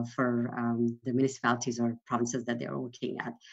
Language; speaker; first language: English; non-native, fluent; Persian